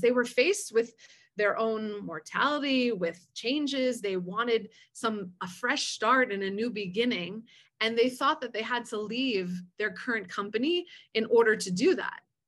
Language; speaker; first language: English; early bilingual, other home language; Spanish